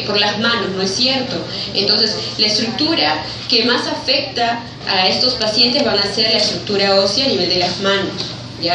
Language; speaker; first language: Spanish; native; Spanish